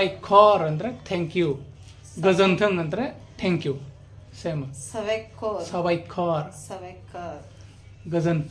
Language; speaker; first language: Kannada; non-native, learner; Bodo